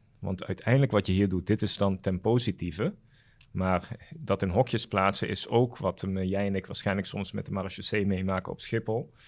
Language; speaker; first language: Dutch; non-native, local second language; Papiamento